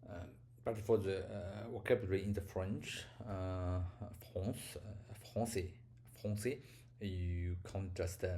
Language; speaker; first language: English; non-native, learner; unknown